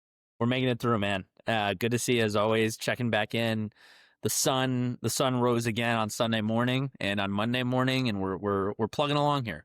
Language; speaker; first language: English; native; English